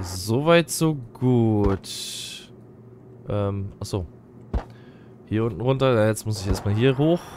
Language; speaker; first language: German; native; German